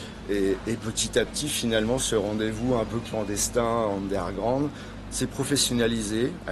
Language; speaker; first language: French; native; French